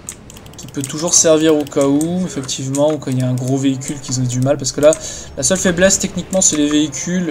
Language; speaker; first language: French; native; French